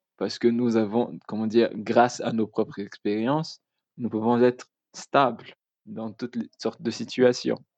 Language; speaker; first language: French; non-native, local second language; Malagasy